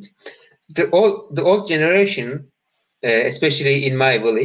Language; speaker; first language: English; non-native, learner; Turkish